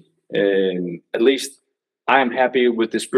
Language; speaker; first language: English; non-native, fluent; Danish